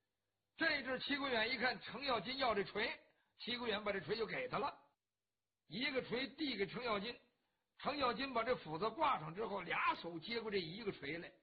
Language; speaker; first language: Chinese; native; Chinese